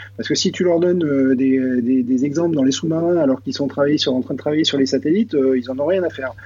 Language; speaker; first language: French; native; French